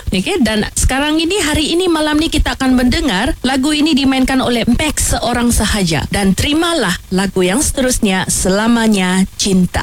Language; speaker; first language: Malay; native; Malay